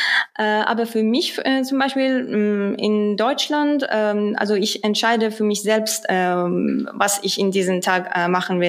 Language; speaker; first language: German; non-native, fluent; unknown